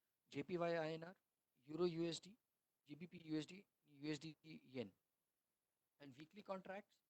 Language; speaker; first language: English; non-native, local second language; Hindi